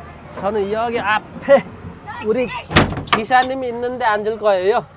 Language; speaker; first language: Korean; non-native, fluent; Nepali